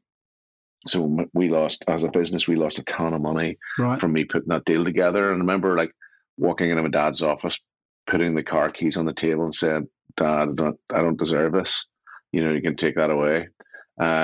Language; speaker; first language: English; native; English